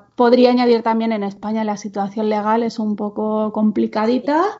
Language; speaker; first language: Spanish; non-native, local second language; Catalan